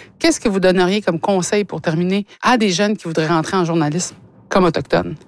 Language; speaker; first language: French; native; French